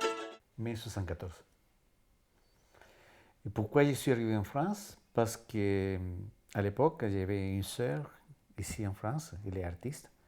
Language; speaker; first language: French; non-native, fluent; Spanish